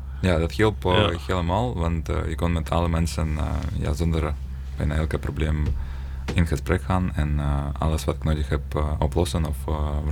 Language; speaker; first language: Dutch; non-native, learner; Ukrainian